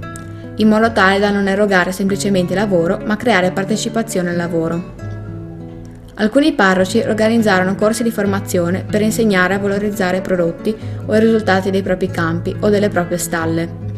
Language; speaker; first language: Italian; native; Italian